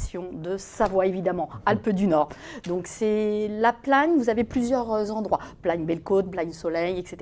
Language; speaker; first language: French; native; French